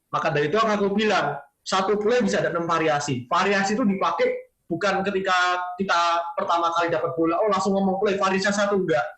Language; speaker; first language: Indonesian; native; Indonesian